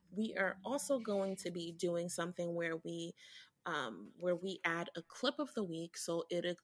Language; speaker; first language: English; early bilingual, other home language; Haitian Creole